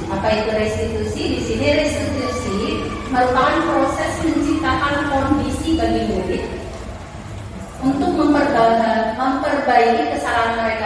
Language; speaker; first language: Indonesian; native; Indonesian